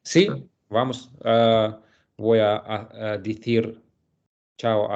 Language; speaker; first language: Spanish; non-native, learner; Russian